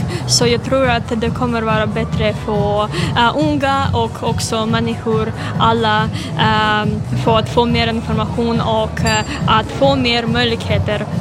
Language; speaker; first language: Swedish; non-native, learner; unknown